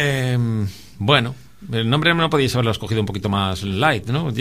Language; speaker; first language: Spanish; native; Spanish